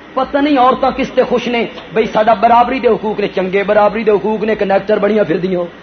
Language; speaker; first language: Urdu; non-native, local second language; Punjabi